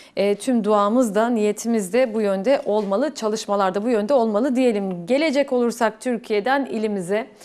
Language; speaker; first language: Turkish; native; Turkish